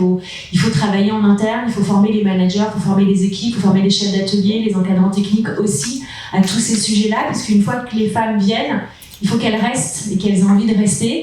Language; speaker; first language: French; native; French